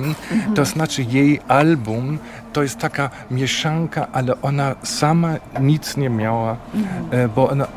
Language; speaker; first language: Polish; non-native, fluent; German